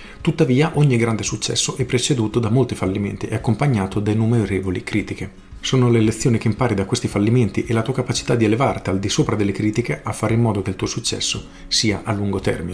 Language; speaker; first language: Italian; native; Italian